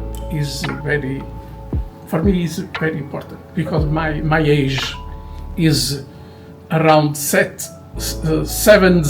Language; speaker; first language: English; non-native, learner; Portuguese